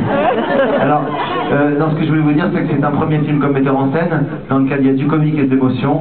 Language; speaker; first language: French; native; French